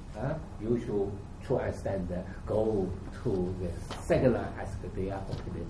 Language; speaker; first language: English; non-native, learner; Chinese